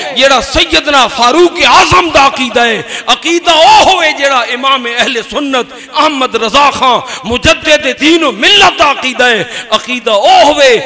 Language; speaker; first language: Urdu; non-native, local second language; Punjabi